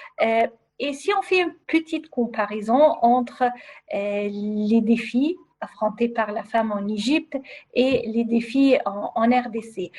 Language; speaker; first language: French; non-native, fluent; Arabic